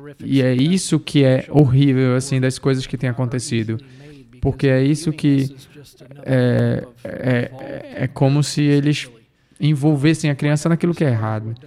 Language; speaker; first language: Portuguese; non-native, fluent; English